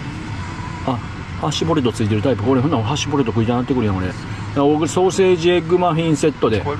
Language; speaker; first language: Japanese; native; Japanese